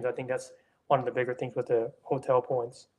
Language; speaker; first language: English; native; English